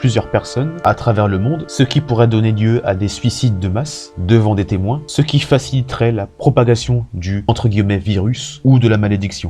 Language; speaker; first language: French; native; French